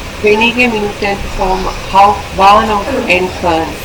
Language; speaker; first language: German; non-native, learner; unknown